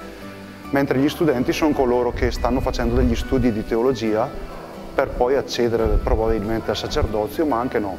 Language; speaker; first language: Italian; native; Italian